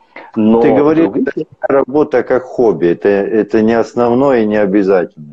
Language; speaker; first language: Russian; native; Russian